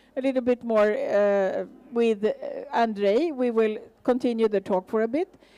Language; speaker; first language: English; non-native, fluent; Swedish